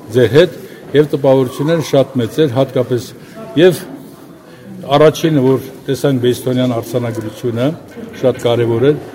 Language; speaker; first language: Armenian; early bilingual, heritage; Armenian